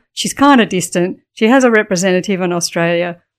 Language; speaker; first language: English; native; English